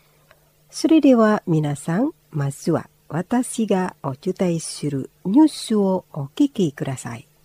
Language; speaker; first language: Japanese; non-native, fluent; Indonesian